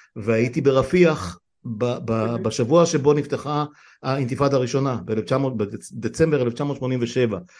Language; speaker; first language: Hebrew; native; Hebrew